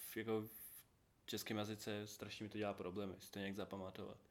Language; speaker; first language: Czech; non-native, fluent; Ukrainian